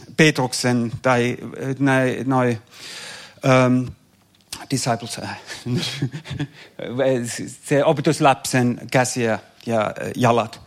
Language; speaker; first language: Finnish; non-native, fluent; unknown